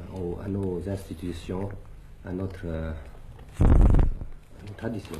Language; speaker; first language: French; early bilingual, other home language; Thai